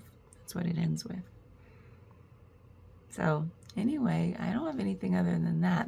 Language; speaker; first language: English; native; English